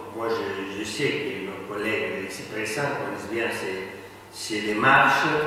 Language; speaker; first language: French; non-native, fluent; Spanish